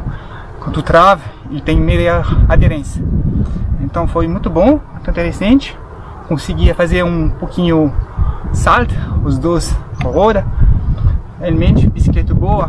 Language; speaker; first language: Portuguese; non-native, learner; French